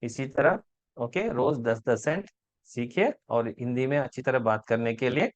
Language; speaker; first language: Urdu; non-native, local second language; Telugu